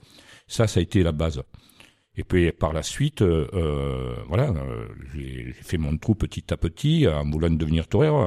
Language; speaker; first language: French; native; French